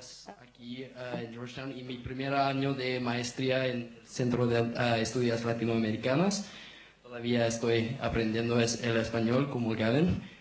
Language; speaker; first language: Spanish; non-native, learner; English